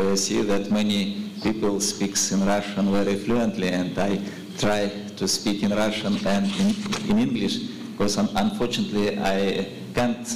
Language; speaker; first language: English; non-native, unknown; Russian